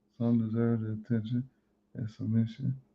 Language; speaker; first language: English; native; English